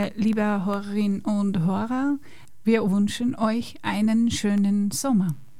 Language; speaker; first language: German; non-native, fluent; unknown